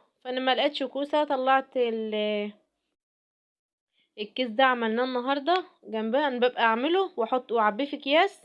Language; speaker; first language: Arabic; native; Arabic